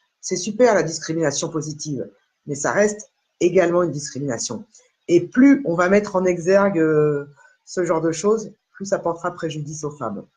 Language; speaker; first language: French; native; French